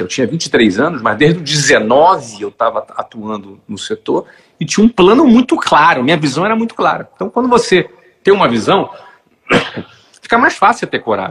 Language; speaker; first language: Portuguese; native; Portuguese